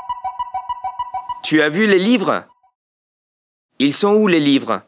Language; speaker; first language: French; non-native, fluent; Spanish